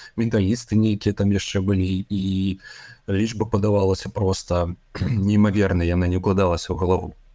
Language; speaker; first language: Belarusian; native; Belarusian